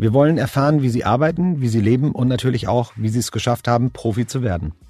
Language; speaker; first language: German; native; German